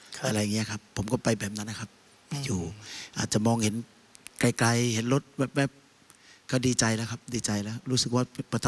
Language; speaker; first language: Thai; native; Thai